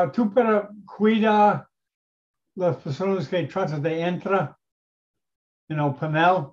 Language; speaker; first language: Spanish; non-native, learner; English